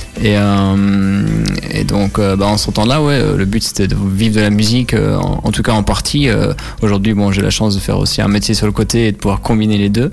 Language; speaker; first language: French; native; French